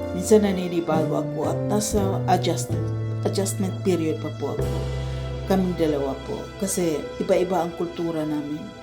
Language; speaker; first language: Filipino; non-native, local second language; Cebuano